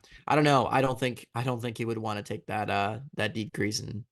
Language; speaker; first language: English; native; English